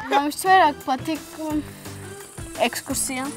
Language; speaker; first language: Latvian; early bilingual, heritage; Latvian